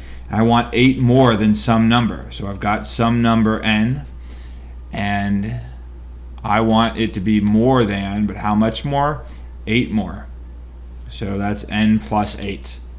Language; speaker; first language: English; native; English